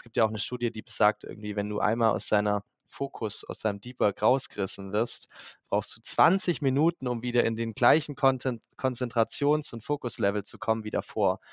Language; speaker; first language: German; native; German